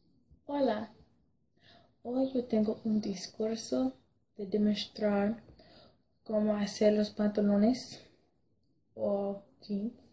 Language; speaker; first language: Spanish; non-native, learner; English